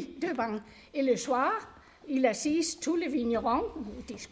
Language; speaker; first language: French; non-native, learner; Danish